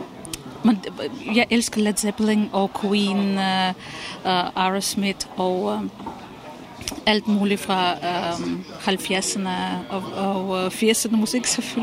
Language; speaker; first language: Danish; non-native, fluent; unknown